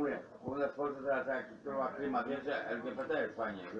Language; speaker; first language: Polish; native; Polish